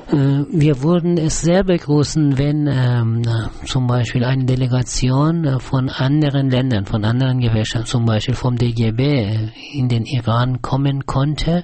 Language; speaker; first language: German; non-native, fluent; Persian